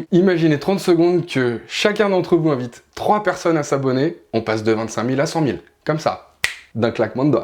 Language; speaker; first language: French; native; French